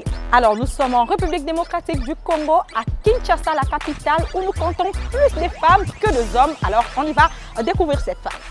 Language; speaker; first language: French; non-native, local second language; Lingala